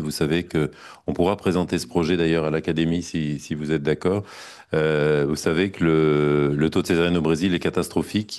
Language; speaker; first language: French; native; French